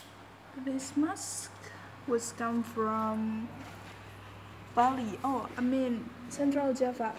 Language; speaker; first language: English; non-native, learner; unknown